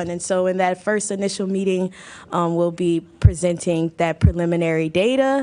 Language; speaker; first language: English; native; English